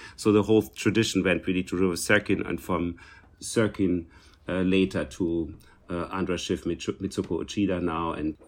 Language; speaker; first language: English; non-native, fluent; German